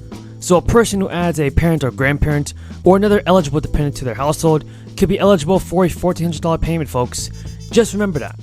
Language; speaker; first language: English; native; English